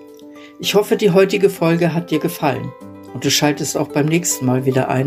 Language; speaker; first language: German; native; German